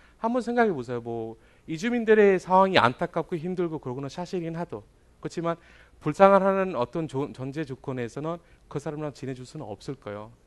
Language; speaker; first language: Korean; non-native, fluent; Bangla